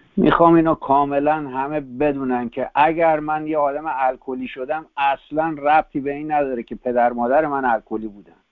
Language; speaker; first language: Persian; native; Persian